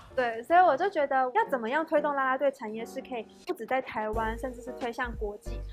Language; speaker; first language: Chinese; native; Chinese